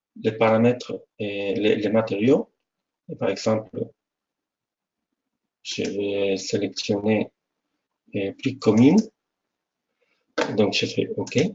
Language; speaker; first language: French; non-native, fluent; Spanish